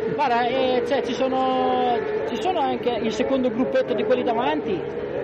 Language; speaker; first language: Italian; native; Italian